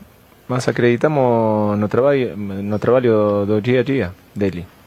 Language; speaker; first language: Portuguese; non-native, fluent; Spanish